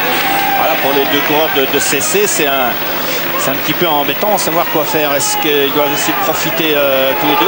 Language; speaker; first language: French; native; French